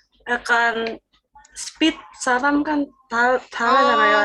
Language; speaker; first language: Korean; non-native, learner; Indonesian